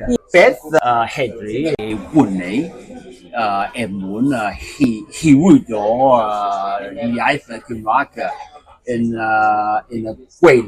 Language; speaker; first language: Welsh; non-native, learner; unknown